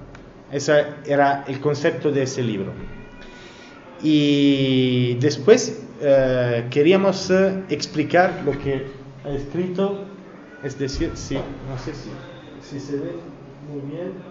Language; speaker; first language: Spanish; non-native, learner; Italian